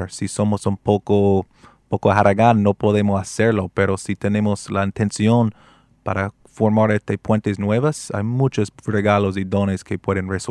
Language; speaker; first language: Spanish; non-native, fluent; English